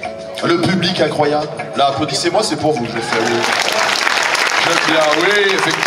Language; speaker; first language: French; native; French